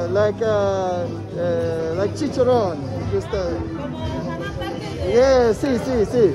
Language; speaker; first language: Spanish; non-native, learner; English